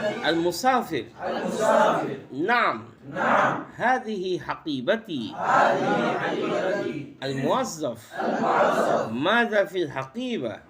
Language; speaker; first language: Arabic; non-native, fluent; Bangla